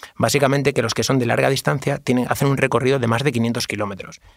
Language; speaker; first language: Spanish; native; Spanish